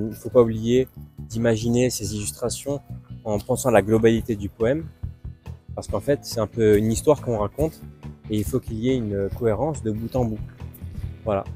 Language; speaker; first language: French; native; French